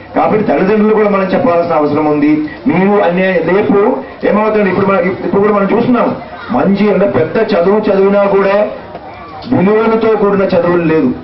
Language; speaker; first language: Telugu; non-native, fluent; Malayalam